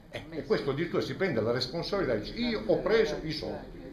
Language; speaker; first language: Italian; native; Italian